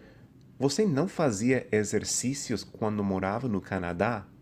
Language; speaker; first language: Portuguese; non-native, fluent; English